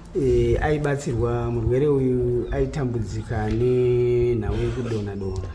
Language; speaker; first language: Shona; early bilingual, other home language; Nyanja